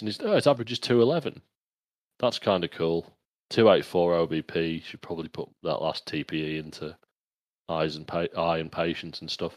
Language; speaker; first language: English; native; English